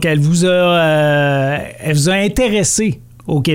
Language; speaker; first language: French; native; French